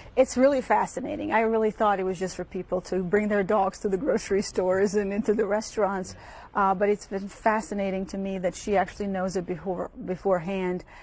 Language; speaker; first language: English; early bilingual, other home language; Bosnian